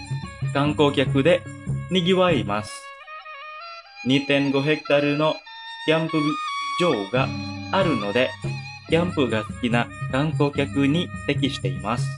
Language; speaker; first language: Japanese; non-native, fluent; Indonesian